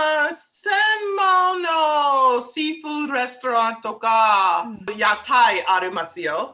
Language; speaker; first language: Japanese; non-native, learner; English